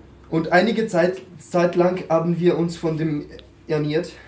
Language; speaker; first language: German; non-native, fluent; French